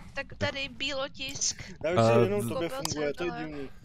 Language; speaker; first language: Czech; native; Czech